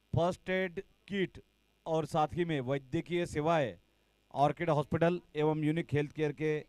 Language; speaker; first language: Hindi; non-native, local second language; Marathi